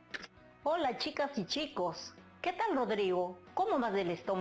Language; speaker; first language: Spanish; native; Spanish